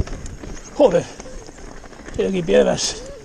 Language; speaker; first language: Spanish; native; Spanish